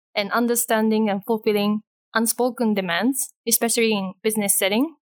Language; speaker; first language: English; non-native, fluent; Japanese